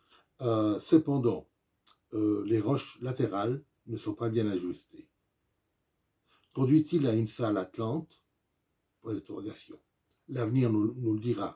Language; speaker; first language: French; native; French